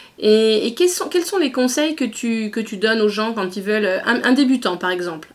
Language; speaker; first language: French; native; French